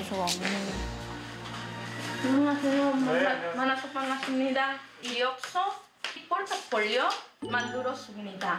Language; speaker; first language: Korean; non-native, learner; Spanish